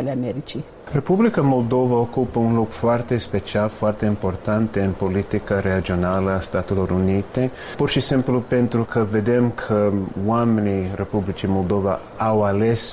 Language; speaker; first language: Romanian; non-native, fluent; English